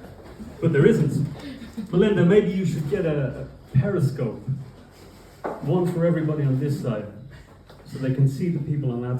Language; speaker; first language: English; native; English